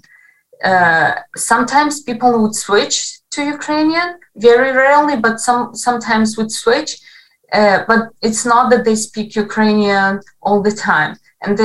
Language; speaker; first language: English; non-native, fluent; Ukrainian